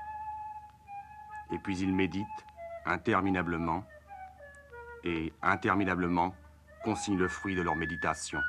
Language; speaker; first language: French; native; French